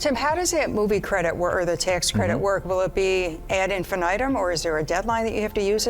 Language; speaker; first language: English; native; English